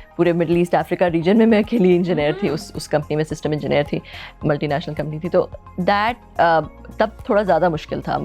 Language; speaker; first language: Urdu; native; Urdu